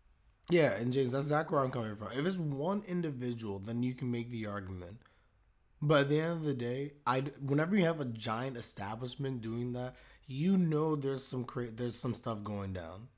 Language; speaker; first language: English; native; English